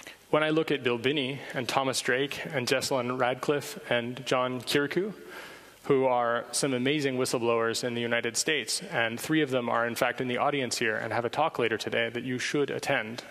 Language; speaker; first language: English; native; English